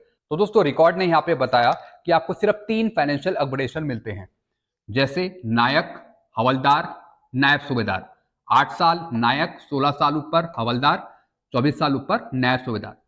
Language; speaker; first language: Hindi; native; Hindi